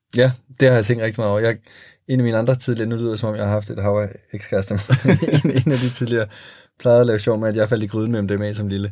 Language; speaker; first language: Danish; native; Danish